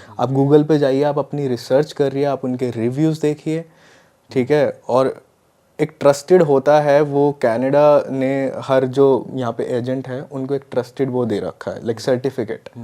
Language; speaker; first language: Hindi; native; Hindi